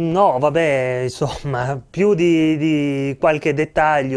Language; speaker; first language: Italian; native; Italian